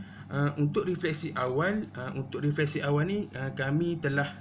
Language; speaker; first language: Malay; native; Malay